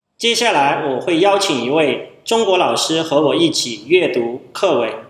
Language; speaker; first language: Chinese; non-native, fluent; Thai